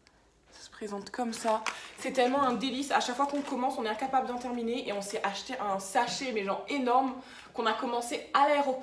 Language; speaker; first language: French; native; French